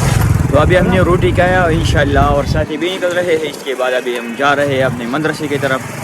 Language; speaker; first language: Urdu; non-native, local second language; Pashto